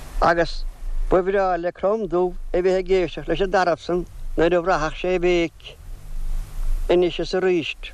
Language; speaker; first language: Irish; native; Irish